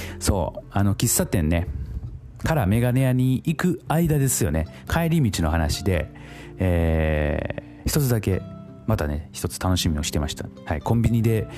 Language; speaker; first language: Japanese; native; Japanese